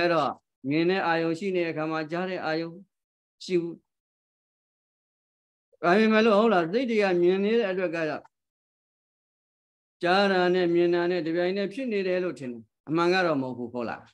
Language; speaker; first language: Burmese; native; Burmese